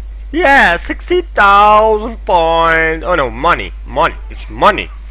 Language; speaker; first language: English; non-native, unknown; Dutch